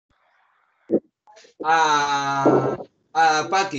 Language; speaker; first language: Spanish; native; Spanish